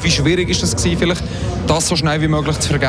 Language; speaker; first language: German; native; German